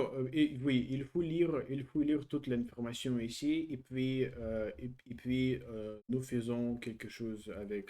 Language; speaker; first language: French; non-native, learner; Russian